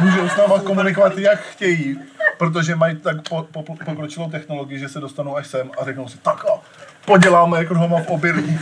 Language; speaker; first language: Czech; native; Czech